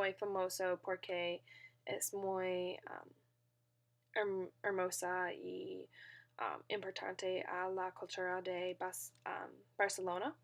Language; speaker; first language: Spanish; non-native, learner; English